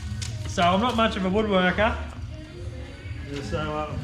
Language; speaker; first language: English; native; English